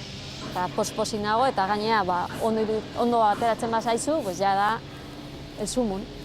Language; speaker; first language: Basque; non-native, learner; Spanish